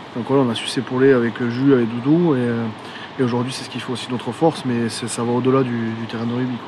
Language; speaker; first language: French; native; French